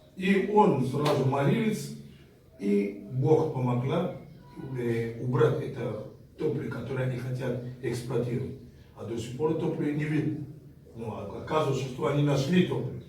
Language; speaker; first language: Russian; non-native, fluent; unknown